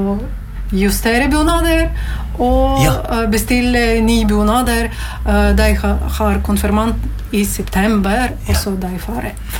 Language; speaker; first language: Norwegian; non-native, learner; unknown